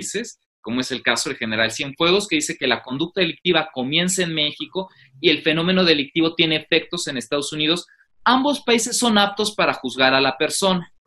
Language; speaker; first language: Spanish; native; Spanish